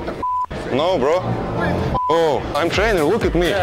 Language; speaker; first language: English; non-native, learner; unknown